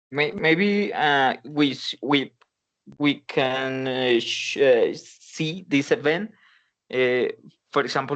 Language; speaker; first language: English; non-native, learner; Spanish